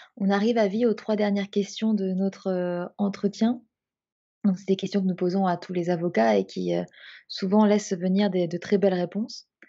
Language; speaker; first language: French; native; French